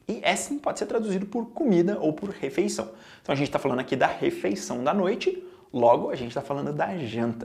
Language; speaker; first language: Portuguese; native; Portuguese